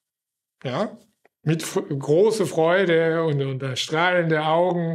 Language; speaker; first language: German; non-native, fluent; Japanese